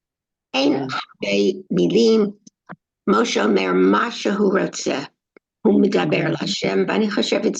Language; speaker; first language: Hebrew; non-native, learner; English